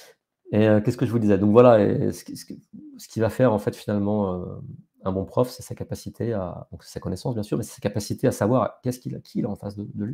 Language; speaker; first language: French; native; French